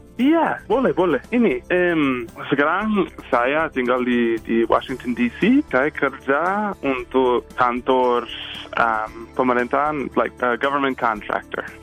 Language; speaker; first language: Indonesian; non-native, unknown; English